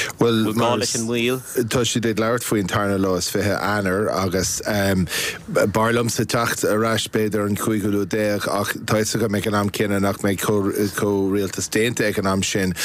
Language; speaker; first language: Irish; non-native, local second language; English